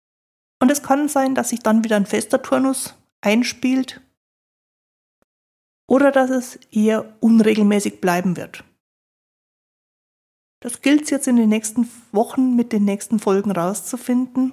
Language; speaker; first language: German; native; German